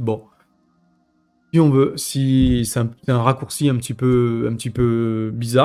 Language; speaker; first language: French; native; French